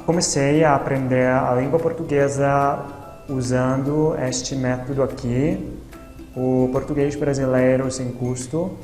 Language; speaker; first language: Portuguese; non-native, fluent; Italian